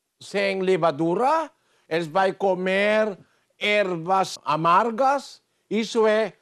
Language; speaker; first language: Portuguese; non-native, fluent; Filipino